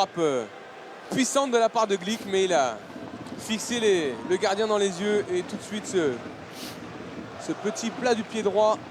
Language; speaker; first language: French; native; French